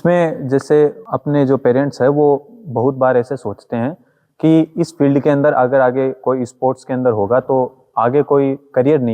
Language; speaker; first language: Hindi; native; Hindi